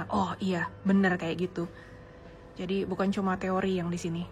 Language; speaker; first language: Indonesian; native; Indonesian